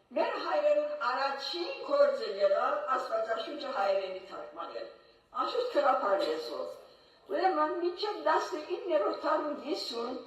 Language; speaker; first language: Armenian; native; Armenian